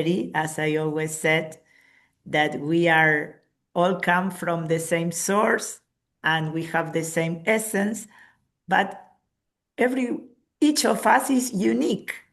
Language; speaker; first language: English; non-native, fluent; Spanish